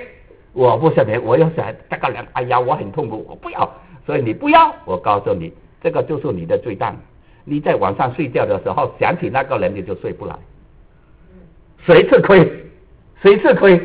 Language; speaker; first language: Chinese; native; Chinese